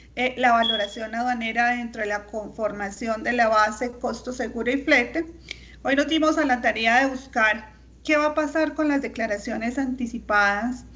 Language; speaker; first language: Spanish; native; Spanish